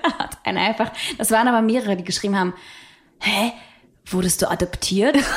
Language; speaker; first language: German; non-native, fluent; Russian